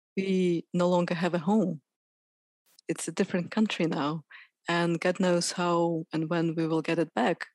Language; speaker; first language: English; non-native, fluent; Russian